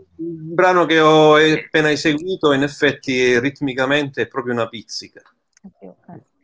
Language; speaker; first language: Italian; early bilingual, heritage; Italian